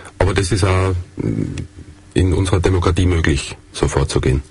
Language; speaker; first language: German; native; German